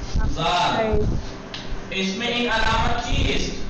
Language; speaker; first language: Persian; non-native, fluent; Urdu